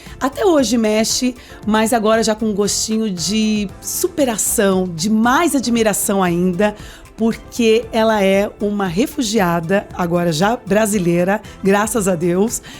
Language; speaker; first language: Portuguese; native; Portuguese